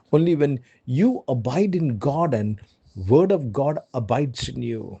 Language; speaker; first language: English; non-native, local second language; Telugu